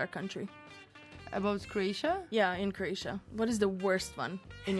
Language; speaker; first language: English; non-native, fluent; Croatian